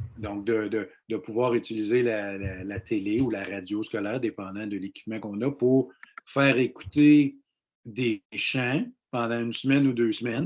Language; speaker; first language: French; native; French